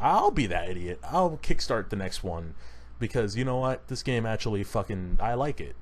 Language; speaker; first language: English; native; English